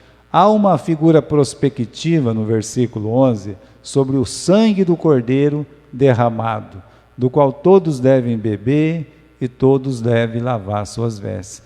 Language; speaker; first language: Portuguese; native; Portuguese